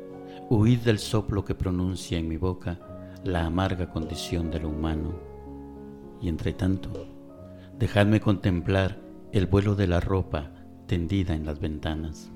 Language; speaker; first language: Spanish; native; Spanish